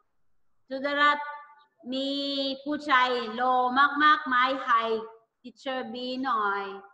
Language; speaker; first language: Thai; non-native, learner; Filipino